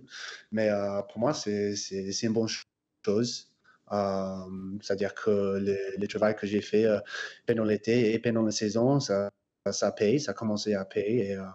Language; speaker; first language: French; non-native, fluent; English